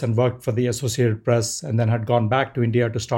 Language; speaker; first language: English; non-native, local second language; Telugu